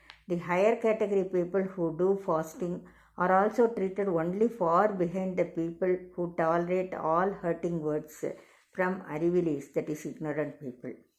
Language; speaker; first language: English; non-native, local second language; Tamil